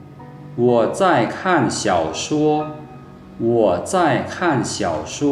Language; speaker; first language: Chinese; non-native, fluent; Lao